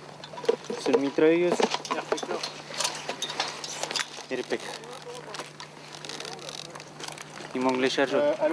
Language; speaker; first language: French; non-native, fluent; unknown